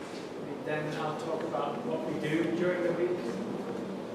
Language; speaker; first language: English; native; English